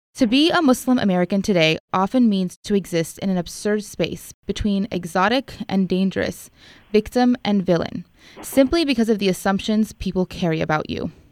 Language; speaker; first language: English; native; English